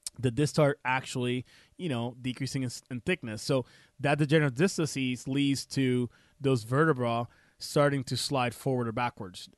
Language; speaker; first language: English; non-native, fluent; Spanish